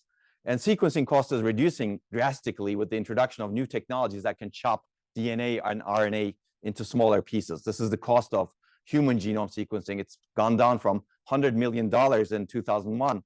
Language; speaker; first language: English; non-native, fluent; Turkish